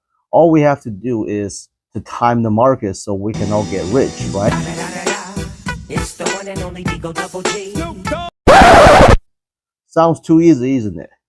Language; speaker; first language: English; non-native, fluent; Chinese